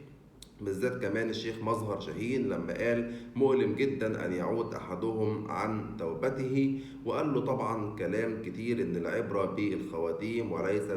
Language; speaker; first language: Arabic; native; Arabic